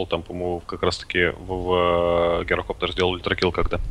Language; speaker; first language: Russian; native; Russian